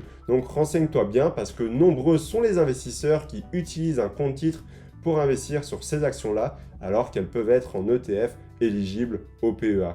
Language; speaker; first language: French; native; French